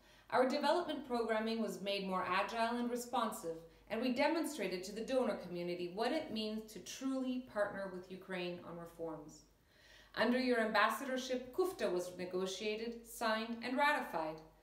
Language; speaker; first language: English; early bilingual, other home language; Ukrainian